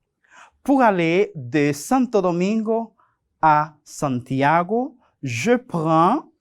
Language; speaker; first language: French; non-native, fluent; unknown